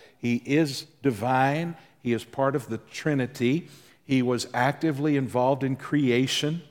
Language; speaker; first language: English; native; English